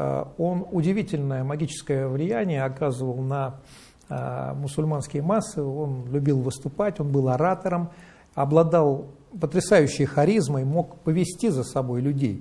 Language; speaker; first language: Russian; native; Russian